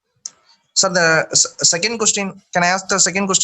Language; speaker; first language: English; non-native, local second language; Tamil